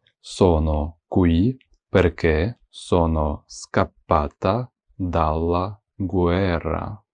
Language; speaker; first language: Italian; non-native, fluent; Ukrainian